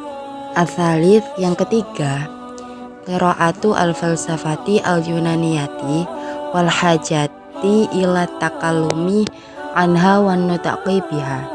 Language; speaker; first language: Arabic; non-native, learner; Indonesian